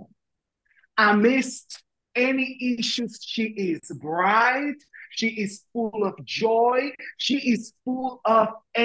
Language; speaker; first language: English; non-native, fluent; Spanish